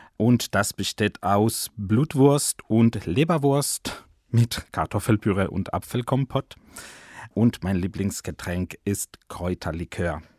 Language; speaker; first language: German; non-native, fluent; Spanish